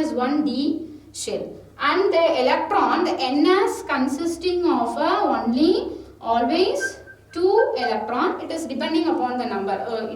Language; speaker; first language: English; non-native, local second language; Tamil